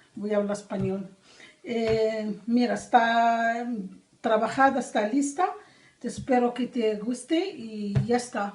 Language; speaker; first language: Spanish; non-native, learner; Arabic